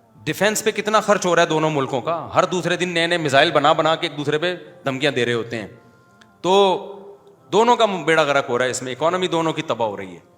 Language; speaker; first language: Urdu; native; Urdu